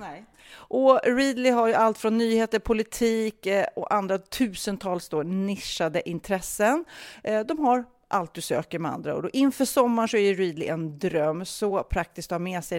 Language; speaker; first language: Swedish; native; Swedish